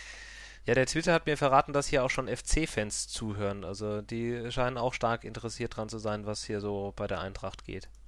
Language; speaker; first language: German; native; German